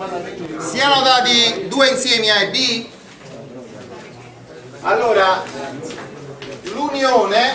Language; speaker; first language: Italian; native; Italian